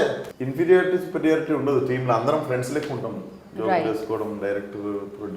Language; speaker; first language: Telugu; native; Telugu